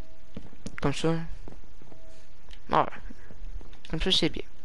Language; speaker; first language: French; native; French